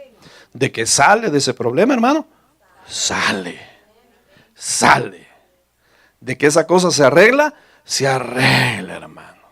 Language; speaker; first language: Spanish; native; Spanish